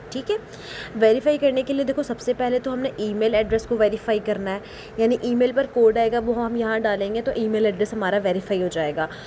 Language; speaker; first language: Urdu; native; Urdu